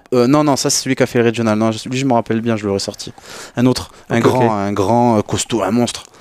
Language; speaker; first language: French; native; French